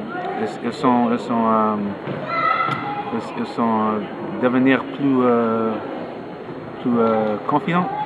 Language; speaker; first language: French; non-native, learner; English